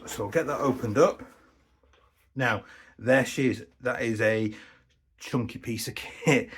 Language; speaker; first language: English; native; English